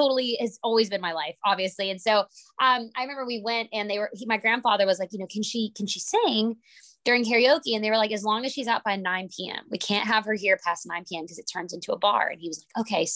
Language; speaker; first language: English; native; English